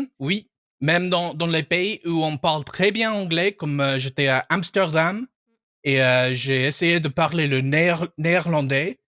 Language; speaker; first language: French; non-native, fluent; English